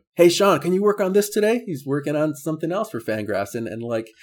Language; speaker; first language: English; native; English